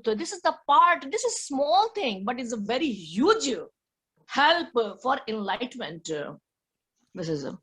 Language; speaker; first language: English; non-native, learner; Hindi